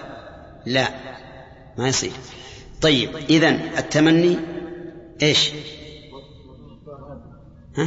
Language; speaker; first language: Arabic; native; Arabic